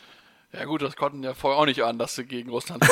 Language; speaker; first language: German; native; German